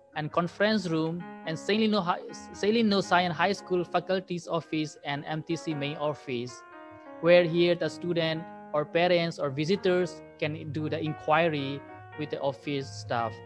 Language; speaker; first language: English; non-native, fluent; Burmese